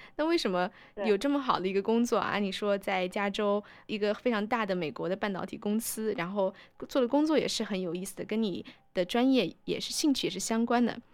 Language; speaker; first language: Chinese; native; Chinese